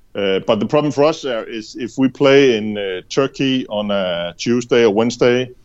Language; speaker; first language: English; non-native, fluent; Danish